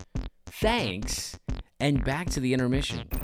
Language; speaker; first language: English; native; English